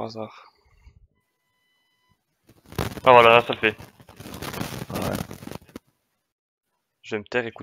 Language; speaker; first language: French; native; French